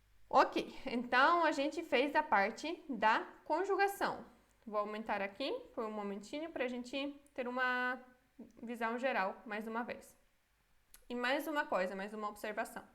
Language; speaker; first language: Portuguese; non-native, fluent; Polish